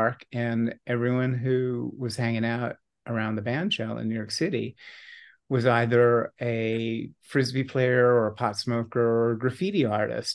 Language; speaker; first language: English; native; English